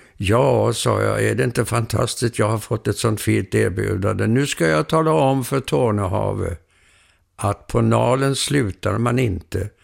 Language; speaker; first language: Swedish; native; Swedish